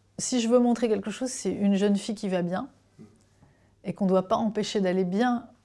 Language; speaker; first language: French; native; French